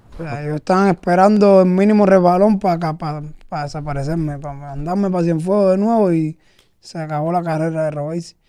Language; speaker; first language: Spanish; native; Spanish